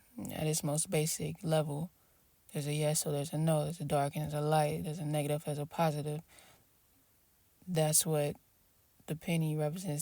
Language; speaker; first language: English; native; English